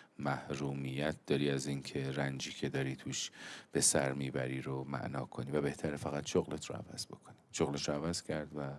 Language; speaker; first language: Persian; native; Persian